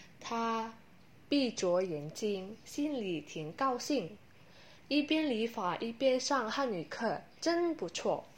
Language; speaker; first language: Chinese; non-native, learner; Indonesian